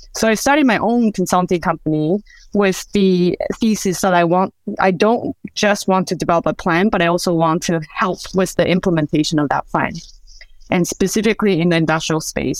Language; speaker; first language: English; non-native, fluent; Chinese